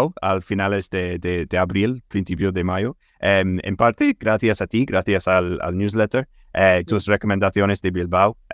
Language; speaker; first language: Spanish; non-native, fluent; English